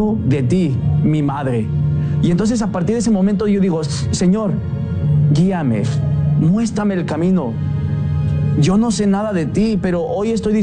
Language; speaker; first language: Spanish; early bilingual, heritage; Spanish